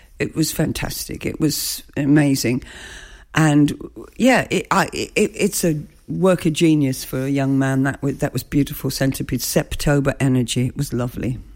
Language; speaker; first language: English; native; English